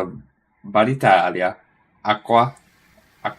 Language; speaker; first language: Italian; non-native, learner; English